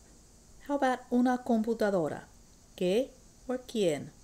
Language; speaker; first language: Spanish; non-native, fluent; English